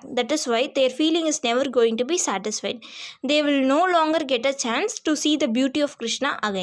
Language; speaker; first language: English; non-native, local second language; Hindi